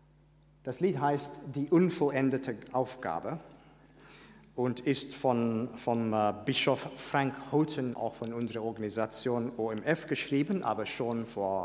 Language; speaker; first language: German; non-native, fluent; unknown